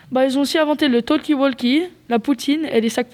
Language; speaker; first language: French; native; French